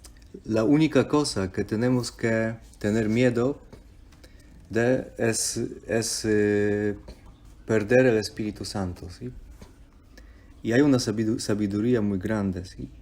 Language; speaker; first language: Spanish; non-native, fluent; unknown